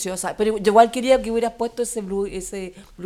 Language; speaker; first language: Spanish; native; Spanish